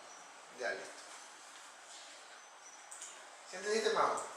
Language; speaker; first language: Spanish; native; Spanish